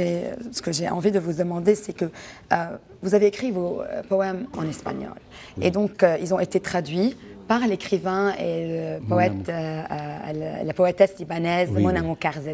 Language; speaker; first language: French; non-native, local second language; Arabic